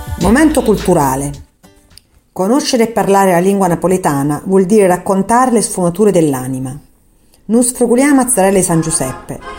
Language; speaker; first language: Italian; native; Italian